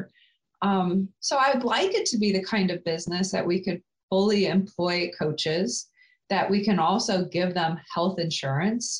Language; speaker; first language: English; native; English